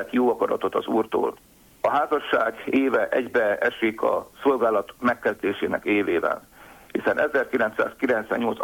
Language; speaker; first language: Hungarian; native; Hungarian